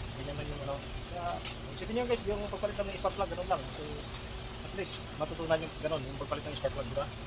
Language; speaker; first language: Filipino; non-native, local second language; Cebuano